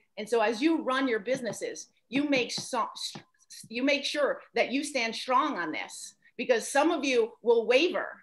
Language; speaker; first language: English; native; English